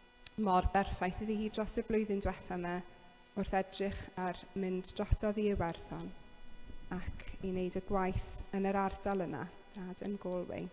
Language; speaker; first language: Welsh; native; Welsh